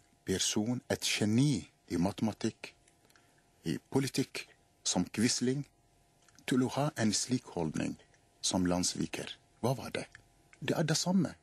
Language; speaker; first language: Norwegian; non-native, fluent; Arabic